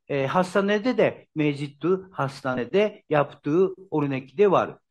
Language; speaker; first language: Turkish; non-native, learner; Japanese